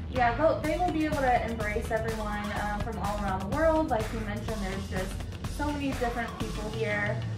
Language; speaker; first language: English; native; English